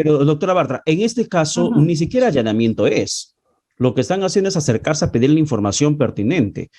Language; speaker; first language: Spanish; native; Spanish